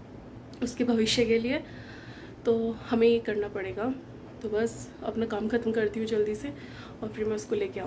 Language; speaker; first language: Hindi; native; Hindi